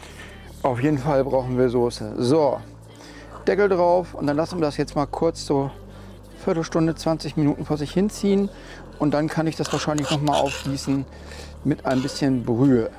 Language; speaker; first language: German; native; German